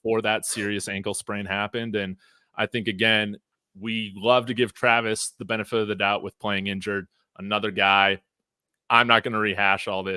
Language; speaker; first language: English; native; English